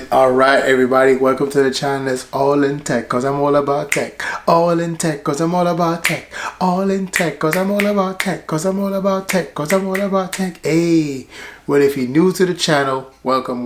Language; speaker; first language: English; native; English